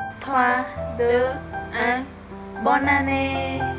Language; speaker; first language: French; non-native, learner; Vietnamese